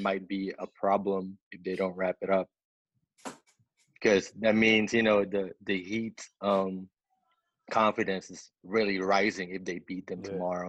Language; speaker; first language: English; non-native, local second language; Filipino